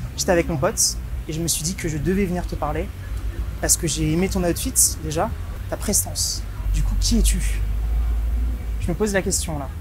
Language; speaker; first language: French; native; French